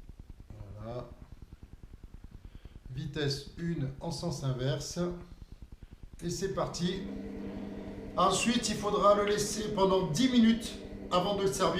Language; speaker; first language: French; native; French